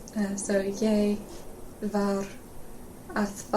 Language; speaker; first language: Icelandic; non-native, learner; English